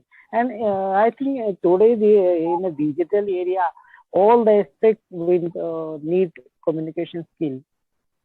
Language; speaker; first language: English; non-native, learner; Marathi